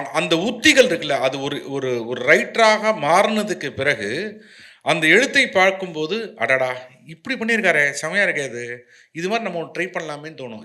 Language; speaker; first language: Tamil; non-native, local second language; Malayalam